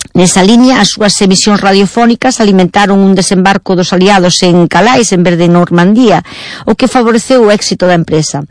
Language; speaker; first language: Galician; non-native, local second language; Spanish